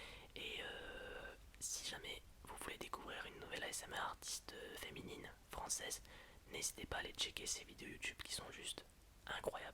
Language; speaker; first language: French; native; French